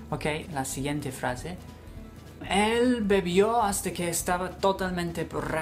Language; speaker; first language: Spanish; non-native, fluent; English